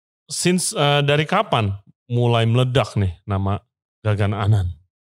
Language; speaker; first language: Indonesian; native; Indonesian